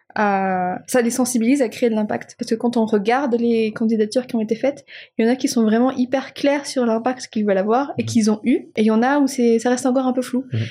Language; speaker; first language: French; non-native, local second language; Malagasy